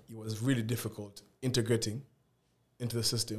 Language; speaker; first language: English; non-native, local second language; Ganda